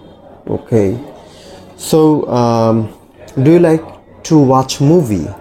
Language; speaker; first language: English; non-native, fluent; Bangla